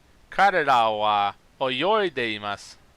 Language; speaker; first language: Japanese; non-native, learner; English